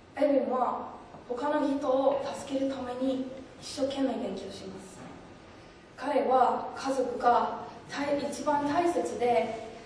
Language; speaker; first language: Japanese; non-native, learner; English